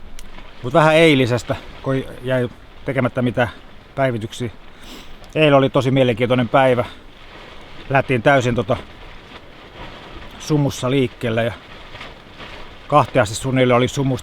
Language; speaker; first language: Finnish; native; Finnish